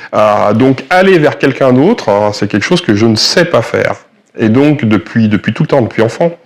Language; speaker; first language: French; native; French